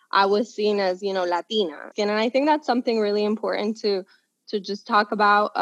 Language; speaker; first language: English; non-native, local second language; Spanish